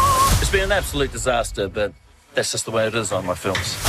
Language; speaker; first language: English; native; English